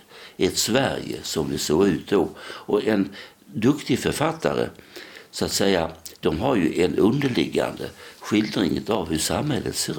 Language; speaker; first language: Swedish; native; Swedish